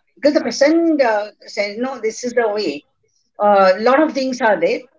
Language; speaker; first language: English; non-native, local second language; Malayalam